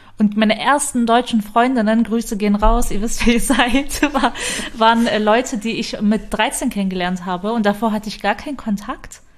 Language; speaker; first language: German; early bilingual, other home language; Kurdish